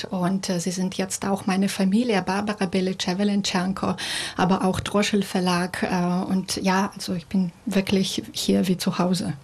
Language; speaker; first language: German; non-native, fluent; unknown